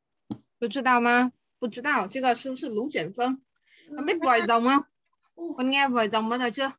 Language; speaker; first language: Chinese; non-native, fluent; Vietnamese